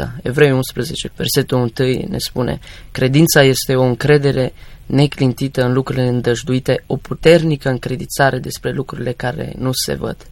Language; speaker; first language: Romanian; native; Romanian